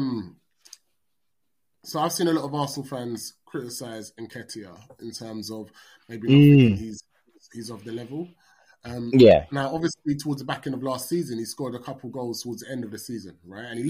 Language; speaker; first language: English; native; English